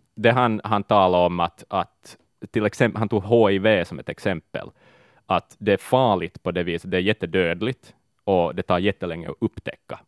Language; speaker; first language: Swedish; native; Swedish